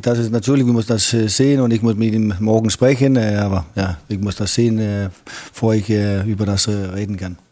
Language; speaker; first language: German; non-native, fluent; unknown